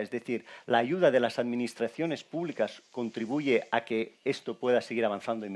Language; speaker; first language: Spanish; native; Spanish